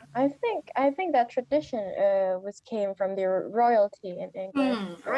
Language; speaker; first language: English; non-native, learner; Indonesian